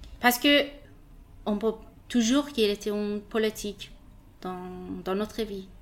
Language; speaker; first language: French; non-native, learner; Persian